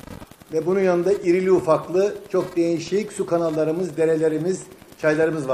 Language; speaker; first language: Turkish; native; Turkish